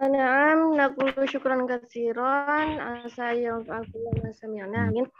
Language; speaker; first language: Arabic; non-native, learner; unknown